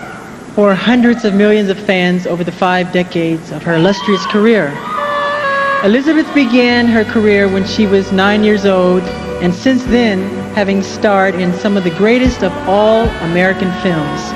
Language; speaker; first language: English; native; English